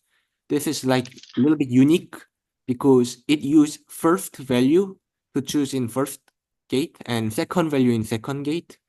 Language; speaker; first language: English; non-native, learner; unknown